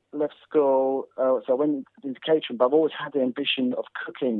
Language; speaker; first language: English; native; English